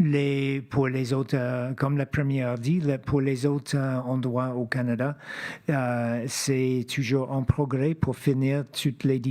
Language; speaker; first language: French; non-native, fluent; English